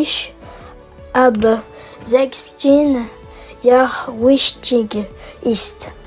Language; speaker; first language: German; non-native, learner; French